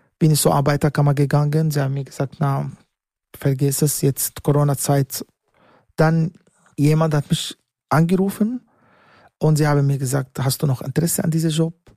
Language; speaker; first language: German; non-native, learner; Arabic